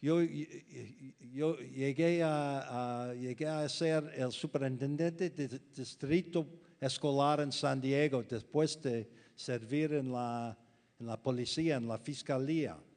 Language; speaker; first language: Spanish; non-native, fluent; English